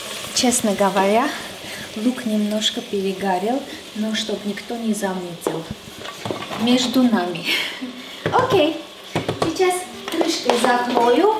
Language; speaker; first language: Russian; non-native, fluent; Armenian